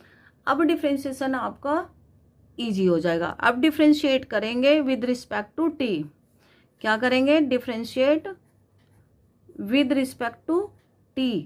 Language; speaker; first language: Hindi; native; Hindi